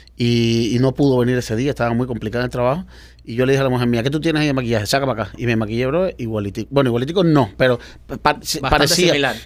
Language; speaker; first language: Spanish; native; Spanish